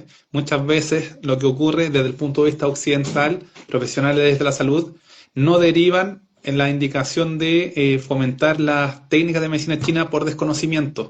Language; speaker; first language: Spanish; native; Spanish